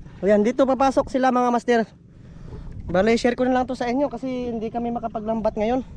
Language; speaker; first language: Filipino; non-native, local second language; Cebuano